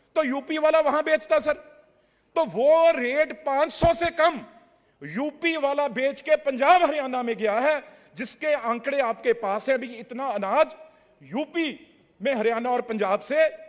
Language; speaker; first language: Hindi; non-native, local second language; Punjabi